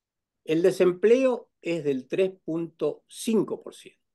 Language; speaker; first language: Spanish; native; Spanish